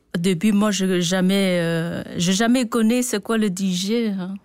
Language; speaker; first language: French; non-native, learner; Chinese